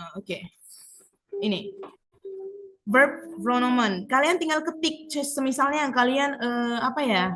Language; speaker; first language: Indonesian; native; Indonesian